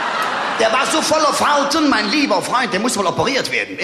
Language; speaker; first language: German; native; German